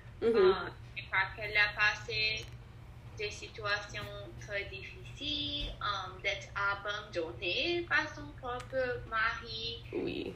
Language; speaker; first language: French; non-native, learner; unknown